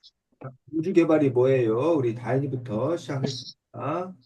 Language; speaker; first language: Korean; native; Korean